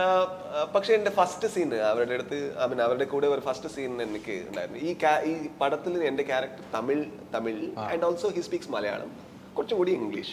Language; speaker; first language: Malayalam; non-native, learner; Kannada